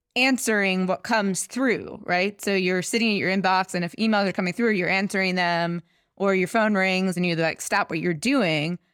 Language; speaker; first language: English; native; English